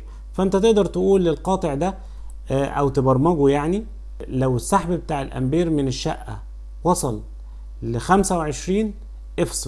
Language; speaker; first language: Arabic; native; Arabic